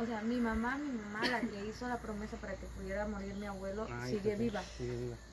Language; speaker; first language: Spanish; native; Spanish